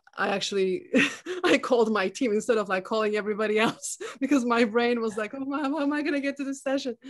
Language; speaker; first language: English; non-native, fluent; Turkish